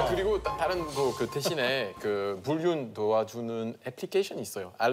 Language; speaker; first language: Korean; non-native, fluent; Spanish